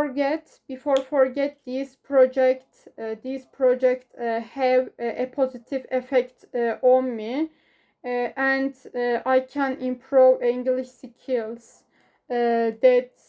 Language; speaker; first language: English; non-native, learner; Turkish